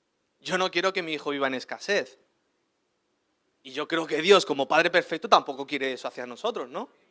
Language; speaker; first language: Spanish; native; Spanish